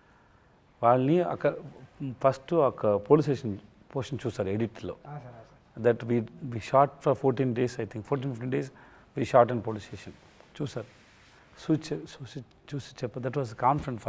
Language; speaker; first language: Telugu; non-native, learner; Tamil